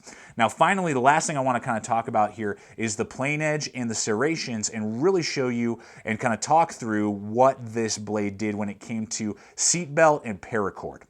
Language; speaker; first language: English; native; English